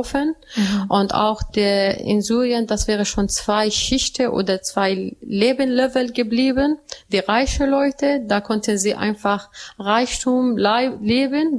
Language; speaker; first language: German; non-native, learner; Arabic